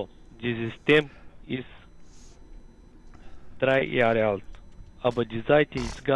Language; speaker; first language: German; non-native, learner; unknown